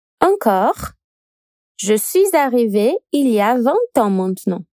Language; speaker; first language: French; non-native, fluent; Portuguese